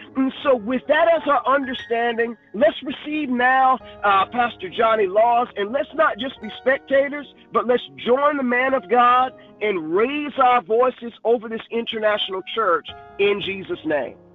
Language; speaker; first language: English; native; English